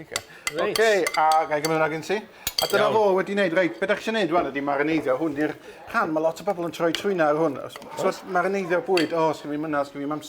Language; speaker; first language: Welsh; native; Welsh